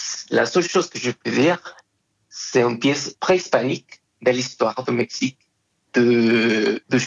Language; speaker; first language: French; non-native, fluent; Spanish